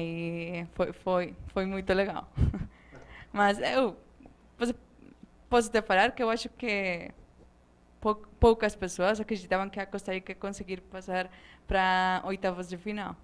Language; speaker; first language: Portuguese; non-native, fluent; Spanish